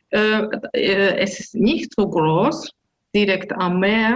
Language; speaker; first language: German; non-native, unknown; Azerbaijani